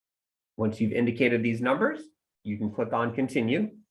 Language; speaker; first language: English; native; English